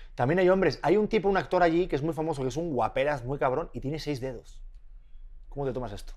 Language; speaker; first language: Spanish; native; Spanish